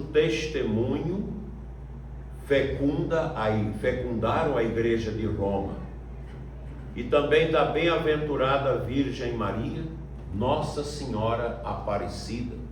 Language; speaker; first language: Portuguese; native; Portuguese